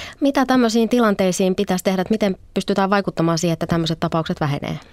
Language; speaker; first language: Finnish; native; Finnish